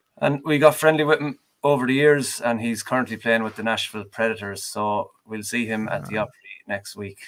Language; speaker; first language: English; native; English